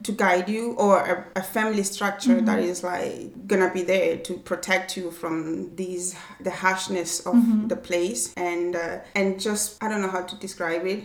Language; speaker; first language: English; non-native, local second language; Swati